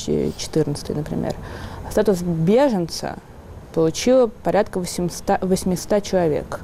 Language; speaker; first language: Russian; native; Russian